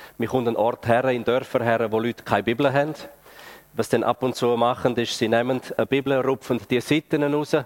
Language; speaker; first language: German; native; German